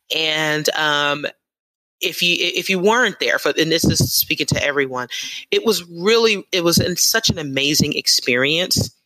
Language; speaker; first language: English; native; English